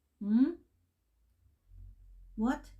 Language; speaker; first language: English; non-native, learner; Thai